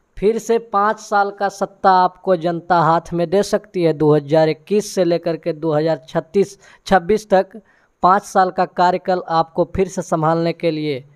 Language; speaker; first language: Hindi; native; Hindi